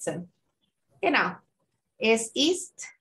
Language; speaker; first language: German; non-native, fluent; Spanish